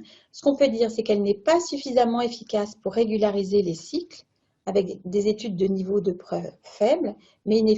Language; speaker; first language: French; native; French